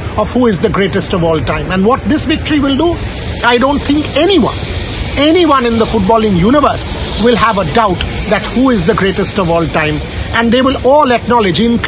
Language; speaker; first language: English; non-native, local second language; Bangla